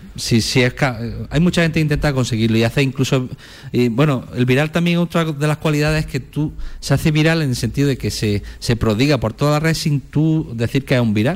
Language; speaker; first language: Spanish; native; Spanish